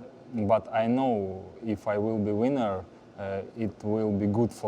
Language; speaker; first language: English; non-native, learner; Russian